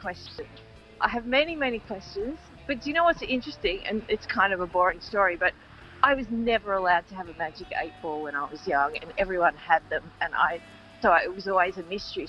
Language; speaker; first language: English; native; English